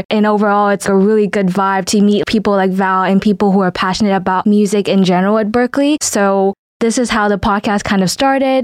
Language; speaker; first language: English; non-native, fluent; Vietnamese